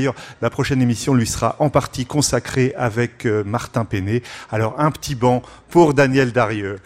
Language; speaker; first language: French; native; French